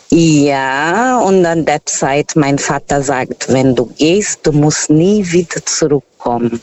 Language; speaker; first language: German; non-native, fluent; Portuguese